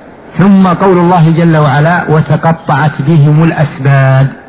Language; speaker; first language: Arabic; native; Arabic